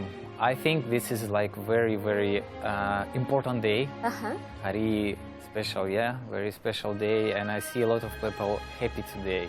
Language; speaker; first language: English; non-native, learner; Russian